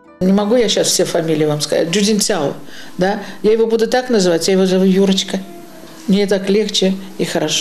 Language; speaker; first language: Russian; early bilingual, other home language; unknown